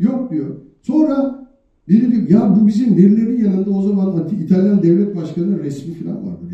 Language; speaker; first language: Turkish; native; Turkish